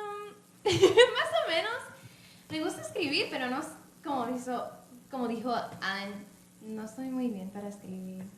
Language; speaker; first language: Spanish; early bilingual, other home language; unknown